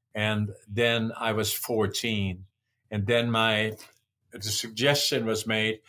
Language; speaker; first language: English; non-native, fluent; Dutch